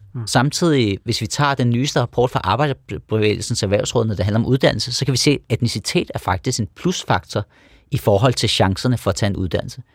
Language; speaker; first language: Danish; early bilingual, other home language; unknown